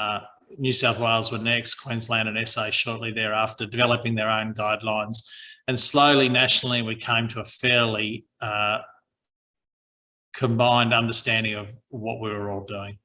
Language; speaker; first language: English; native; English